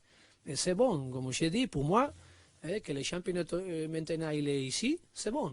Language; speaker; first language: French; non-native, learner; Spanish